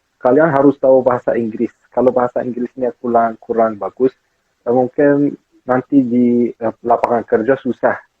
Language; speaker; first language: Indonesian; non-native, fluent; Persian